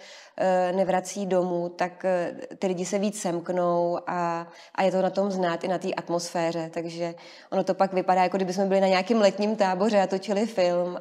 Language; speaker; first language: Czech; native; Czech